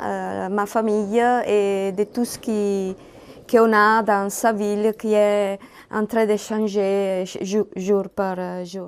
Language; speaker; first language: French; non-native, learner; Italian